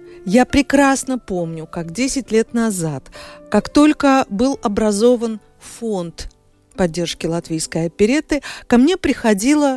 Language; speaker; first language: Russian; native; Russian